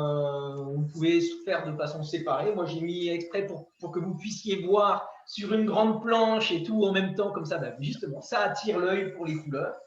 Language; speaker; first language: French; native; French